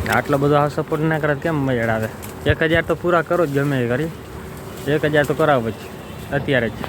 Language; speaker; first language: Gujarati; non-native, local second language; Kachhi